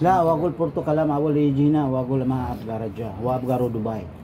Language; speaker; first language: Arabic; non-native, learner; Filipino